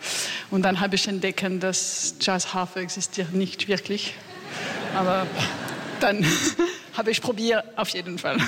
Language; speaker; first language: German; non-native, learner; French